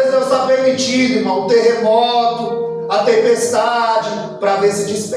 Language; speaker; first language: Portuguese; native; Portuguese